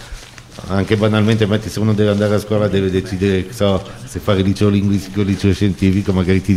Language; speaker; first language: Italian; native; Italian